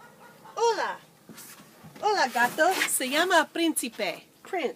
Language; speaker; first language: Spanish; non-native, learner; English